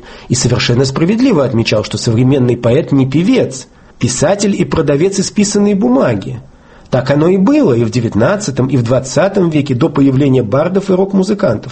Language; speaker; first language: Russian; native; Russian